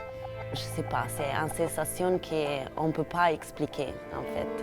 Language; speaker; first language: French; non-native, fluent; Italian